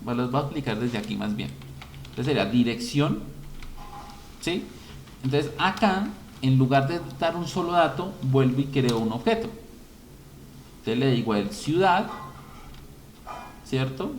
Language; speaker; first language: Spanish; native; Spanish